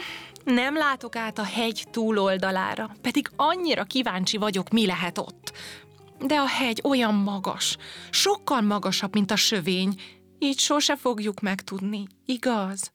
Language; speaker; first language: Hungarian; native; Hungarian